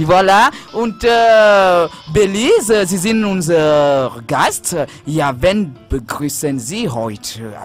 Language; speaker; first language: German; non-native, fluent; French